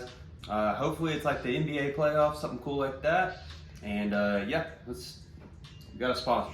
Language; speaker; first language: English; native; English